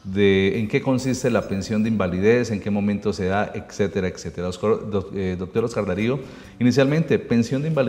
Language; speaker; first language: Spanish; native; Spanish